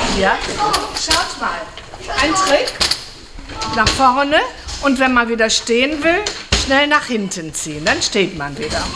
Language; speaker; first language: German; native; German